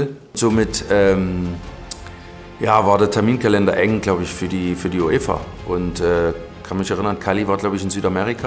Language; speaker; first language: German; native; German